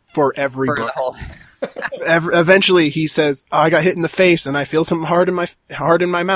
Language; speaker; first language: English; native; English